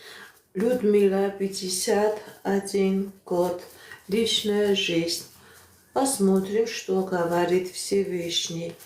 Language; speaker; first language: Russian; non-native, fluent; Armenian